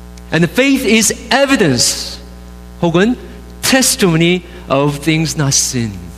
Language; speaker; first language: English; non-native, fluent; Korean